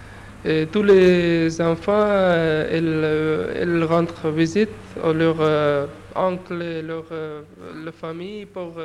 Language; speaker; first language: French; non-native, learner; Urdu